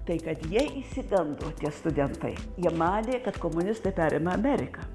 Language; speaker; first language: Lithuanian; early bilingual, heritage; Lithuanian